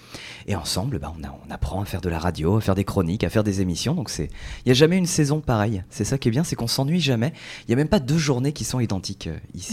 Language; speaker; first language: French; native; French